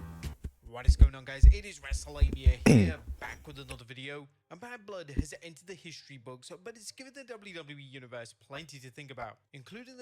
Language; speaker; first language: English; native; English